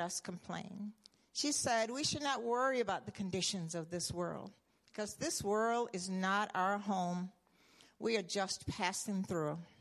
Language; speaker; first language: English; native; English